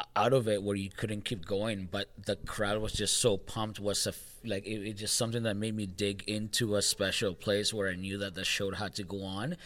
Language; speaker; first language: English; early bilingual, other home language; Spanish